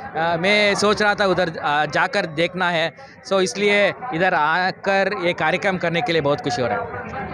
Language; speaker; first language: Hindi; non-native, local second language; Kannada